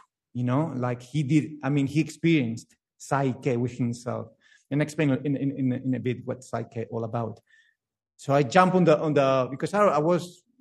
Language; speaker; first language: English; non-native, fluent; Spanish